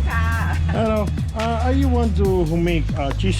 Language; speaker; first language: English; non-native, local second language; Filipino